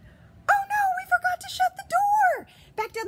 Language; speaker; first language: English; native; English